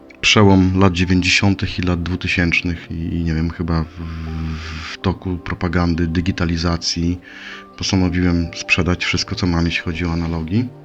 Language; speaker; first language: Polish; native; Polish